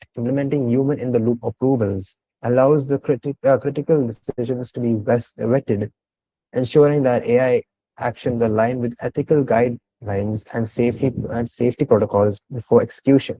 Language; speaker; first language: English; non-native, local second language; Malayalam